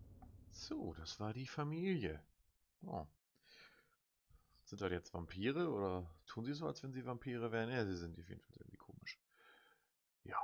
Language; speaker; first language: German; native; German